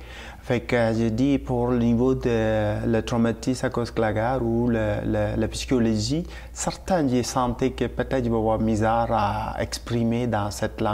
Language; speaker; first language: French; non-native, learner; Tamil